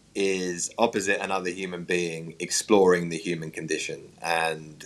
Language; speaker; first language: English; native; English